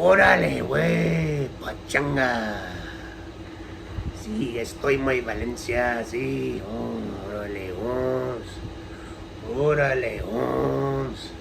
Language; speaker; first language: Spanish; non-native, learner; English